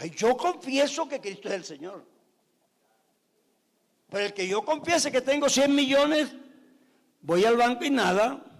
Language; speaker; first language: Spanish; native; Spanish